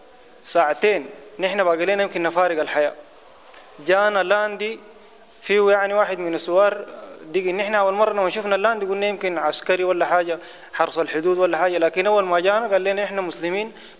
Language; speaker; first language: Arabic; native; Arabic